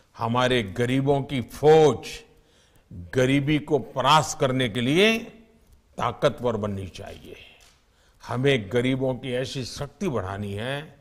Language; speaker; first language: Hindi; non-native, local second language; Gujarati